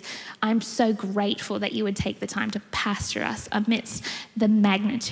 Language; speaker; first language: English; native; English